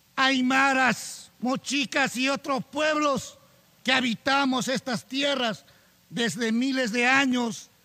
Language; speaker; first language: Spanish; non-native, local second language; Quechua